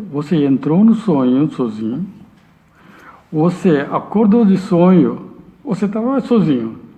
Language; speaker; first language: Portuguese; non-native, learner; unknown